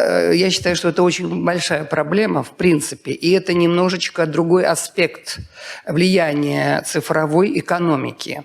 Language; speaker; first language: Russian; native; Russian